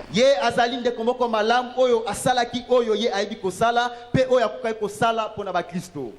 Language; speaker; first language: Lingala; native; Lingala